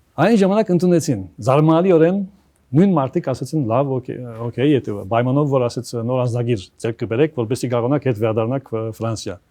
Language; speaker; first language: Armenian; early bilingual, heritage; Armenian